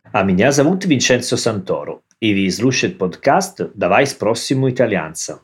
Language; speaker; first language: Russian; non-native, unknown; Italian